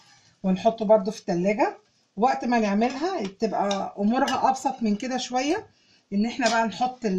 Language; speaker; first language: Arabic; native; Arabic